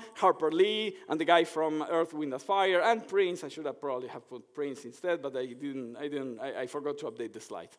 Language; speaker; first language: English; non-native, fluent; Spanish